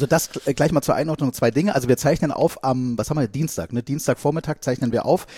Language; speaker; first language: German; native; German